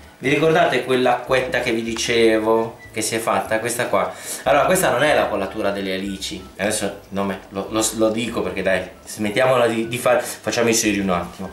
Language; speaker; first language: Italian; native; Italian